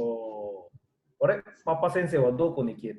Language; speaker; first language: Japanese; non-native, fluent; Indonesian